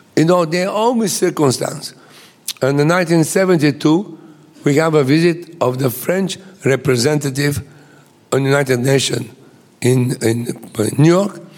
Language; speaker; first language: English; non-native, fluent; Bulgarian